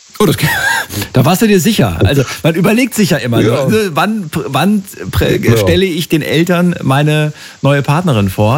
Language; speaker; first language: German; native; German